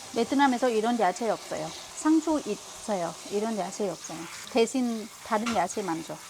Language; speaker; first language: Korean; non-native, fluent; Vietnamese